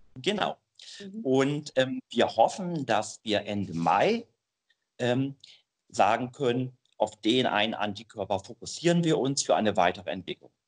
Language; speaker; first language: German; native; German